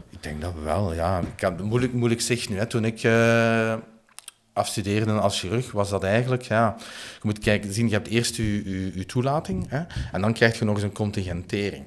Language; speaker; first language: Dutch; native; Dutch